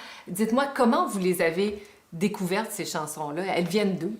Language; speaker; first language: French; native; French